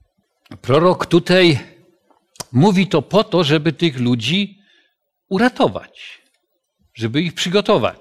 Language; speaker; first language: Polish; native; Polish